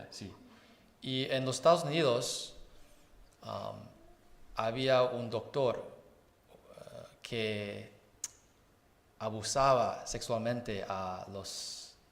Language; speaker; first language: Spanish; non-native, fluent; Chinese